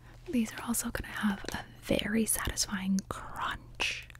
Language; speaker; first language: English; native; English